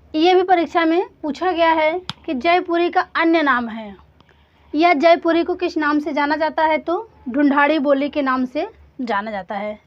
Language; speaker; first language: Hindi; native; Hindi